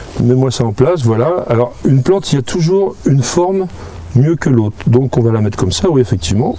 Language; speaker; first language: French; native; French